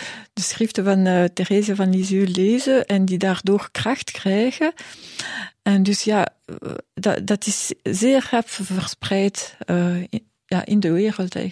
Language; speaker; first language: Dutch; non-native, local second language; French